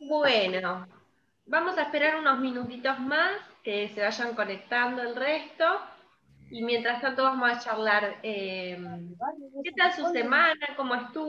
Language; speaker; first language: Spanish; native; Spanish